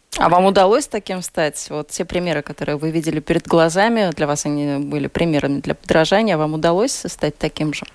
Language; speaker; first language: Russian; native; Russian